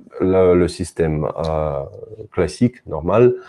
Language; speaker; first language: French; non-native, fluent; Russian